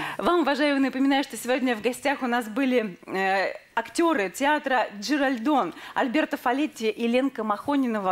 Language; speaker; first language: Russian; native; Russian